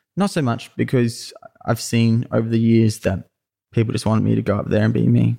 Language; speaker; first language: English; native; English